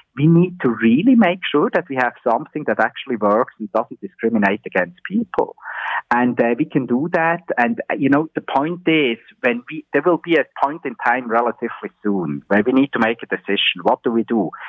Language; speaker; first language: English; non-native, fluent; German